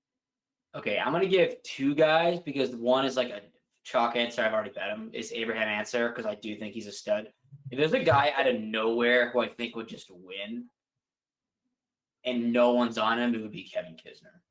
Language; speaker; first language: English; native; English